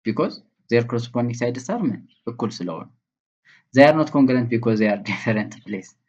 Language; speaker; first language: English; non-native, local second language; Amharic